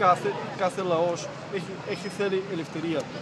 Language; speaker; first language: Greek; non-native, learner; Ukrainian